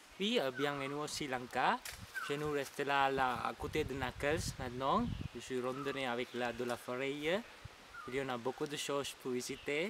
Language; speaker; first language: French; non-native, learner; Sinhala